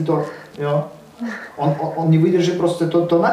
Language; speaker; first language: Czech; non-native, learner; Russian